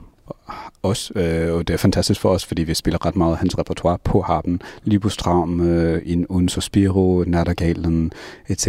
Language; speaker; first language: Danish; non-native, fluent; English